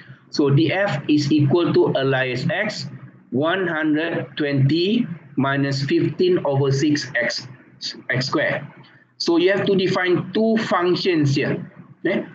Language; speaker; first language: English; non-native, local second language; Malay